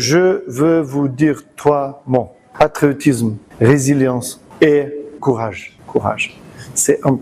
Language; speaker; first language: French; non-native, learner; Ukrainian